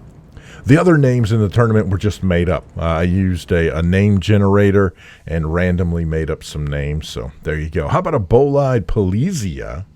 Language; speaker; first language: English; native; English